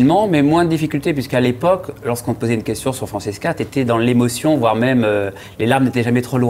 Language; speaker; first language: French; native; French